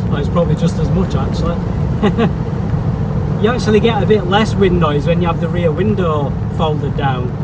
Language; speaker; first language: English; native; English